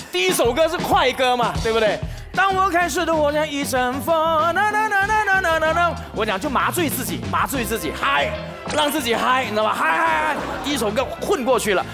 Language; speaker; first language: Chinese; native; Chinese